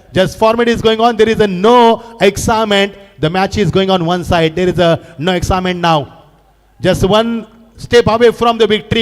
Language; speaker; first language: English; non-native, local second language; Marathi